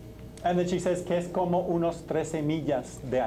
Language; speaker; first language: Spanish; non-native, fluent; English